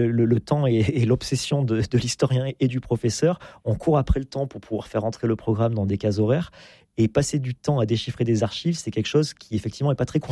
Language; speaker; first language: French; native; French